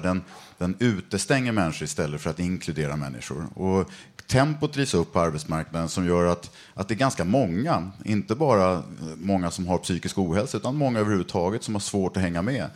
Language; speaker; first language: Swedish; native; Swedish